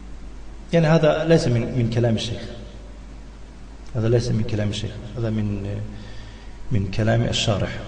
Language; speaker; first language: Arabic; non-native, fluent; Tajik